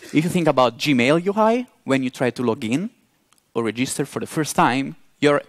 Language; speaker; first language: English; non-native, fluent; Italian